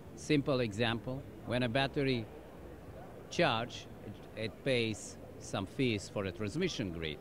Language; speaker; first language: English; non-native, fluent; German